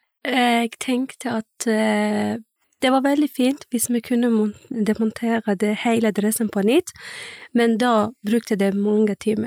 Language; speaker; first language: Norwegian; early bilingual, other home language; Persian